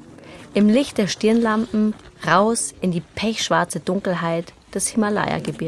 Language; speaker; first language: German; native; German